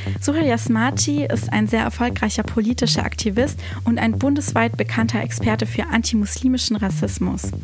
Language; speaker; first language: German; early bilingual, other home language; Turkish